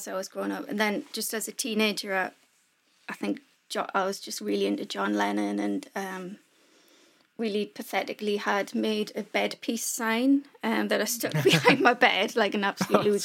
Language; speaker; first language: English; native; English